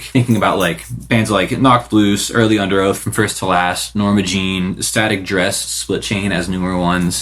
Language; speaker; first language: English; native; English